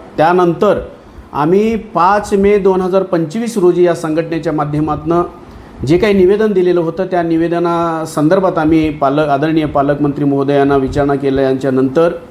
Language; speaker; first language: Marathi; non-native, local second language; Lambadi